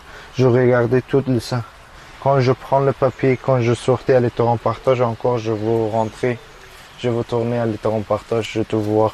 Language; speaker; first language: French; non-native, learner; Persian